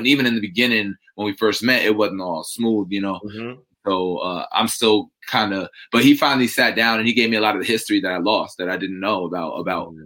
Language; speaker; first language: English; native; English